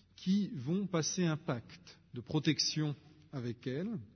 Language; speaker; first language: French; native; French